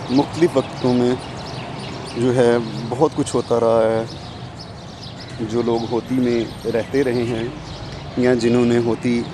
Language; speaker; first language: Urdu; non-native, local second language; Punjabi